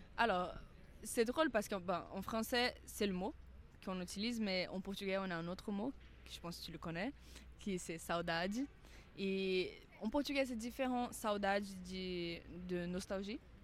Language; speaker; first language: French; non-native, fluent; Portuguese